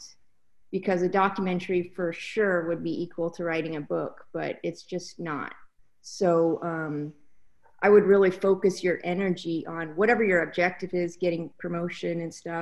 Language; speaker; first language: English; native; English